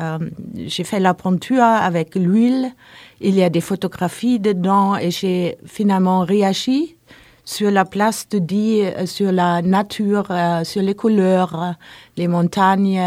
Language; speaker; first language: French; non-native, learner; Norwegian